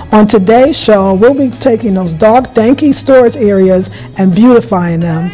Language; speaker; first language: English; native; English